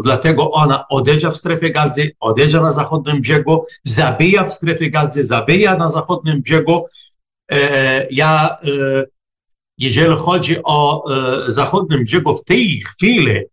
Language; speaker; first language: Polish; non-native, fluent; Arabic